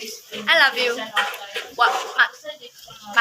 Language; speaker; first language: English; non-native, learner; Chinese